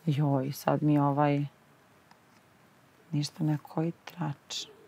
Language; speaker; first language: Serbian; native; Serbian